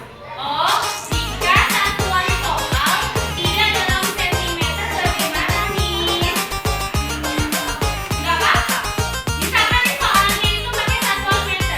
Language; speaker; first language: Indonesian; native; Indonesian